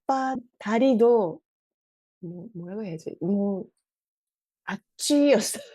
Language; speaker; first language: Korean; non-native, fluent; Japanese